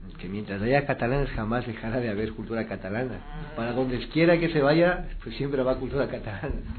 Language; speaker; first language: Spanish; native; Spanish